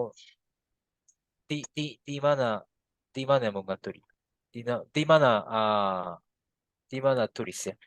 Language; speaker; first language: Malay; non-native, learner; Japanese